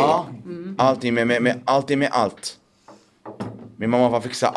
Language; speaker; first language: Swedish; non-native, local second language; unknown